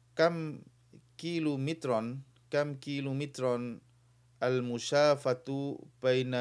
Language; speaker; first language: Arabic; non-native, fluent; Indonesian